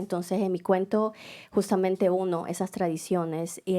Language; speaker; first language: Spanish; native; Spanish